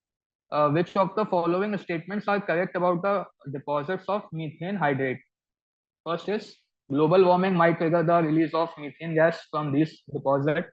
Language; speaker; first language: English; non-native, local second language; Hindi